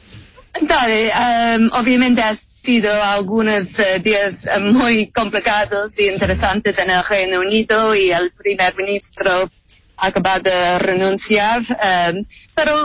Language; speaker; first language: Spanish; non-native, fluent; English